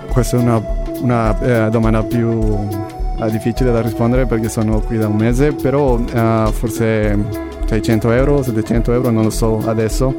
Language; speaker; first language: Italian; non-native, learner; Spanish